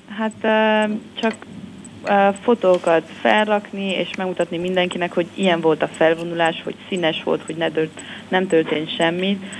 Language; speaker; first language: Hungarian; non-native, fluent; Spanish